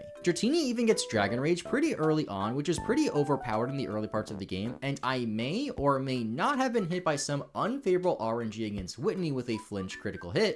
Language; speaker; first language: English; native; English